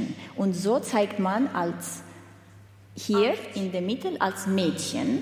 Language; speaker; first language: German; non-native, learner; Armenian